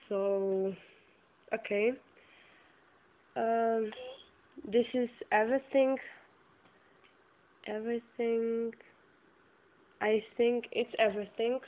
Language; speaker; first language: English; non-native, learner; Czech